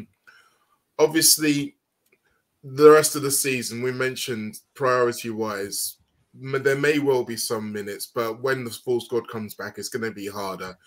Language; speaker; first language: English; native; English